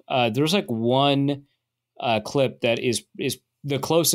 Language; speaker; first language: English; native; English